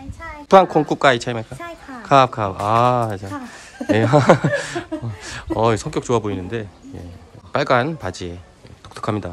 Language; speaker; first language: Korean; native; Korean